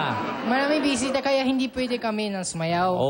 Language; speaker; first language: Filipino; non-native, learner; Japanese